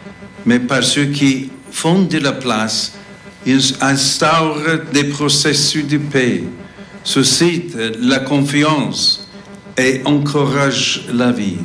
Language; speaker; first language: French; non-native, fluent; English